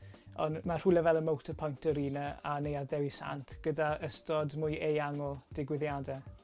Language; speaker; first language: Welsh; native; Welsh